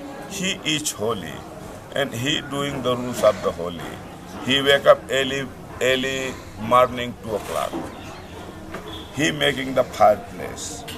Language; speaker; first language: English; non-native, learner; Hindi